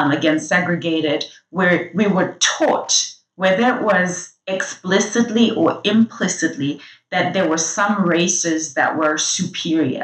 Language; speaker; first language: English; non-native, local second language; Shona